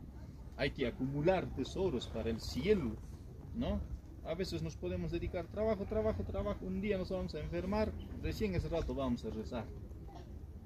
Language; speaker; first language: Spanish; native; Spanish